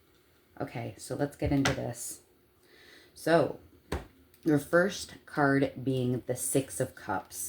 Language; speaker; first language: English; native; English